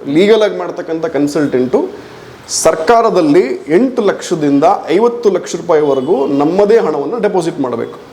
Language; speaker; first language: Kannada; non-native, local second language; Tulu